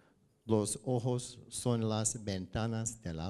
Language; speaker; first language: Spanish; non-native, learner; English